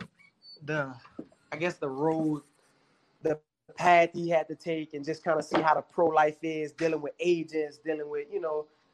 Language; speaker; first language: English; native; English